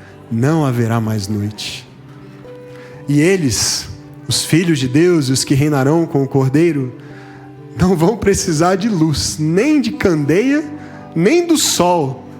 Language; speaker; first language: Portuguese; native; Portuguese